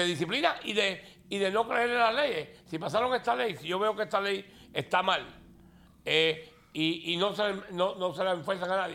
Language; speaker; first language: Spanish; native; Spanish